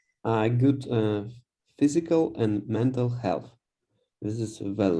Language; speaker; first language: English; non-native, learner; Russian